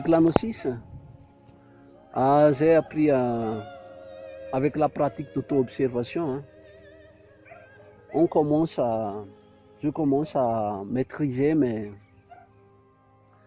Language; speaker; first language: French; non-native, local second language; Malagasy